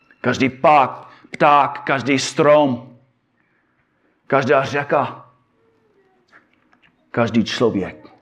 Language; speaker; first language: Czech; non-native, fluent; English